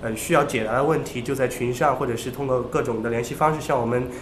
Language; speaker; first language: Chinese; native; Chinese